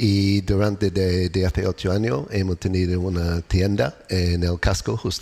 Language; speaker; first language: Spanish; non-native, learner; English